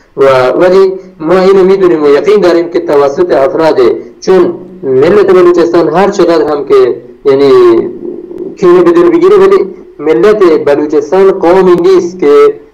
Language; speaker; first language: Persian; non-native, local second language; Baluchi